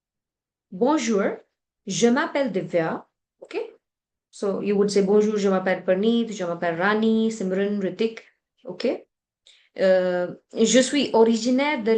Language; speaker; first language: French; non-native, fluent; Hindi